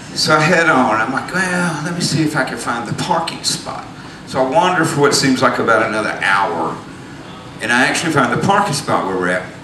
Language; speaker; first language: English; native; English